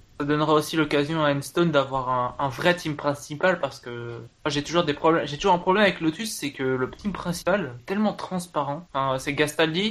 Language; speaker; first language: French; native; French